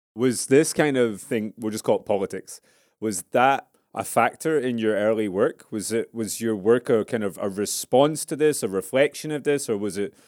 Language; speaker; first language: English; native; English